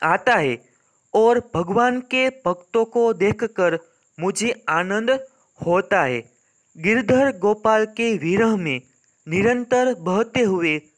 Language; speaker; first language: Hindi; non-native, local second language; Gujarati